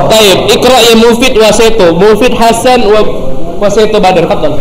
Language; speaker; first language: Arabic; non-native, fluent; Indonesian